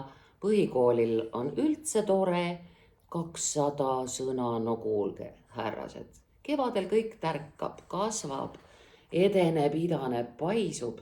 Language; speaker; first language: Estonian; native; Estonian